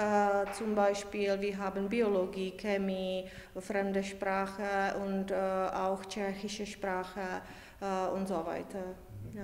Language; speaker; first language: German; non-native, learner; Czech